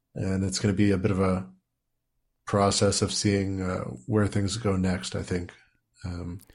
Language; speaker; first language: English; native; English